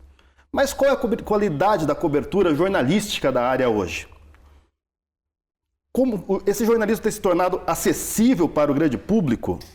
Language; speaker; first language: Portuguese; native; Portuguese